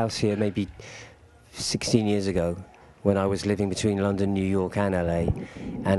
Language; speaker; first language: English; native; English